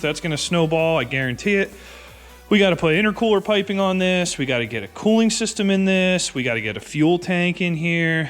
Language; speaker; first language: English; native; English